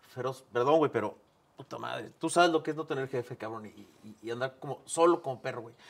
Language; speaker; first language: Spanish; native; Spanish